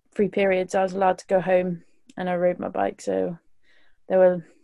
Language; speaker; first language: English; native; English